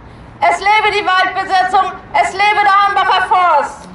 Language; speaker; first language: German; native; German